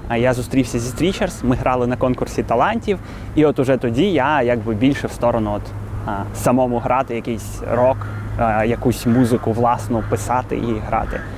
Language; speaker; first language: Ukrainian; non-native, local second language; Russian